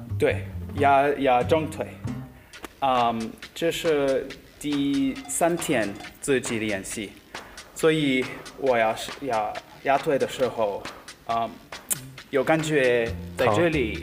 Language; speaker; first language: Chinese; non-native, learner; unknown